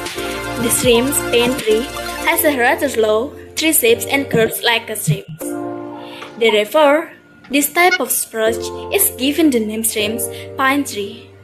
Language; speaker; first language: English; non-native, learner; Indonesian